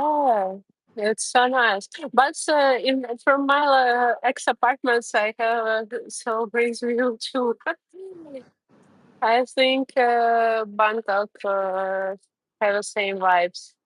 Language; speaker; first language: English; non-native, learner; Russian